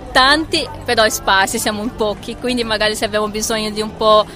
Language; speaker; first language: Italian; non-native, fluent; Portuguese